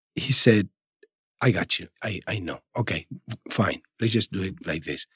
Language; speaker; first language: English; non-native, fluent; Spanish